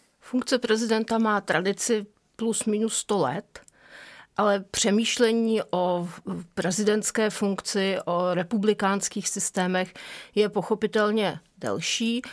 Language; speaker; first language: Czech; native; Czech